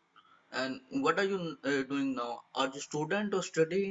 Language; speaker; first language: English; non-native, learner; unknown